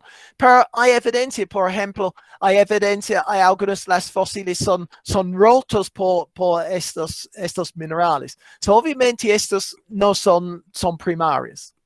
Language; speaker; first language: Spanish; non-native, fluent; English